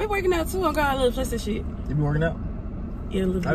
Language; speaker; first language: English; native; English